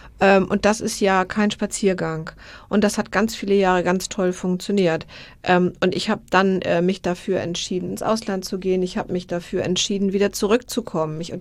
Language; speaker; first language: German; native; German